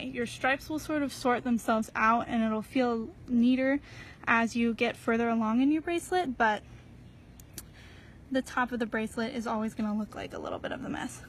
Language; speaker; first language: English; native; English